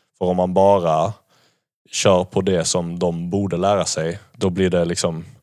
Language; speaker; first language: Swedish; native; Swedish